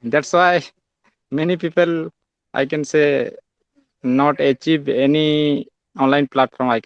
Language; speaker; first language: English; non-native, learner; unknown